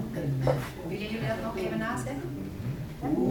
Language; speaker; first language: Dutch; non-native, fluent; Finnish